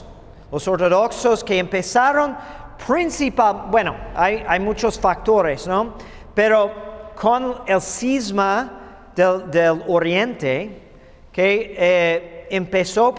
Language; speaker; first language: Spanish; non-native, fluent; English